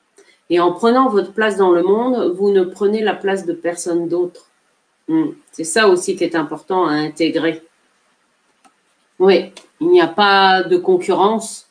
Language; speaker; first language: French; native; French